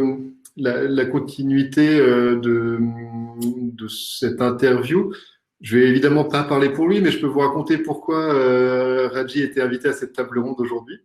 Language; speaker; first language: French; native; French